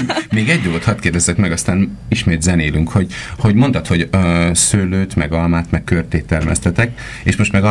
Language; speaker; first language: Hungarian; native; Hungarian